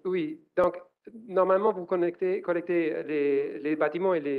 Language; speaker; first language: French; non-native, learner; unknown